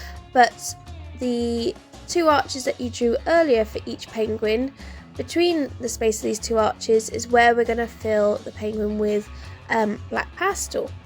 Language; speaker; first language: English; native; English